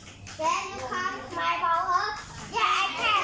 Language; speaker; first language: English; non-native, learner; Khmer